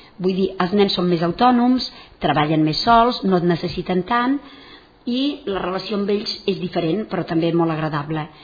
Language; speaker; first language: Catalan; non-native, local second language; Spanish